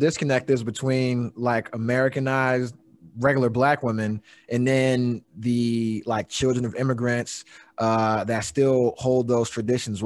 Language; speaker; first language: English; native; English